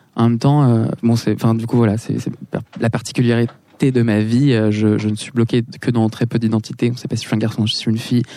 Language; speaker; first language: French; native; French